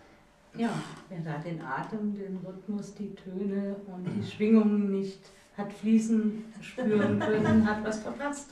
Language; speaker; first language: German; native; German